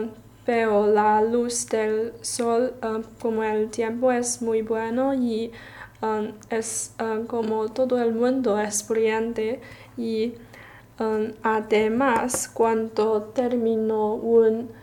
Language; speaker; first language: Spanish; non-native, learner; Chinese